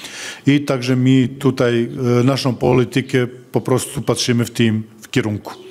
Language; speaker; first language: Polish; non-native, fluent; Serbian